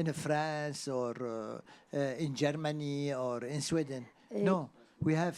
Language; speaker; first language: English; non-native, fluent; Arabic